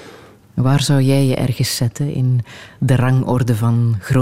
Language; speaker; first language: Dutch; native; Dutch